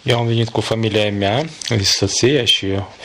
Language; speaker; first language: Romanian; non-native, learner; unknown